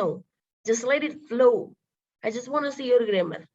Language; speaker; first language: English; non-native, local second language; Indonesian